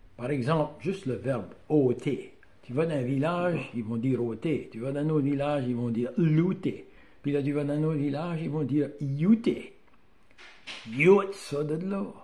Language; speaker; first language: French; native; French